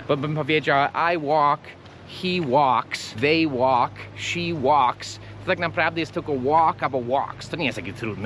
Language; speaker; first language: Polish; early bilingual, heritage; English